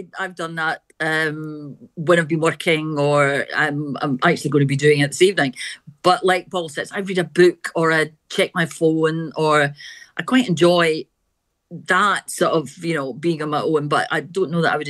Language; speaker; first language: English; native; English